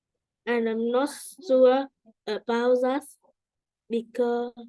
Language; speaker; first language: English; non-native, learner; Vietnamese